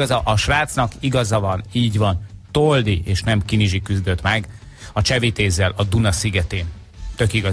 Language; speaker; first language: Hungarian; native; Hungarian